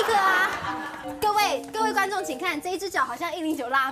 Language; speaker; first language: Chinese; native; Chinese